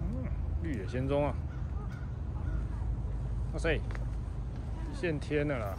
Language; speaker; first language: Chinese; native; Chinese